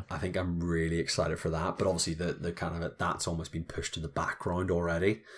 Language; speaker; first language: English; native; English